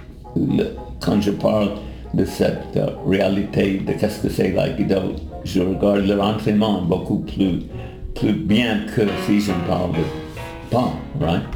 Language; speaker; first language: French; non-native, fluent; English